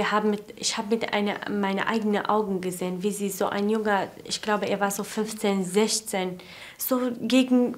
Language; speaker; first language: German; non-native, fluent; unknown